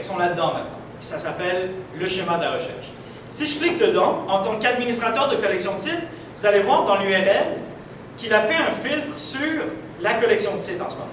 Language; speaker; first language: French; native; French